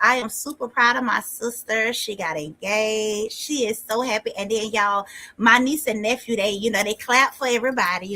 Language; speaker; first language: English; native; English